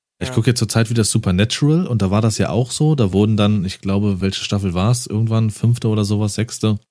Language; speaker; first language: German; native; German